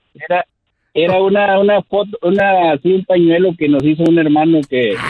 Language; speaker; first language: Spanish; native; Spanish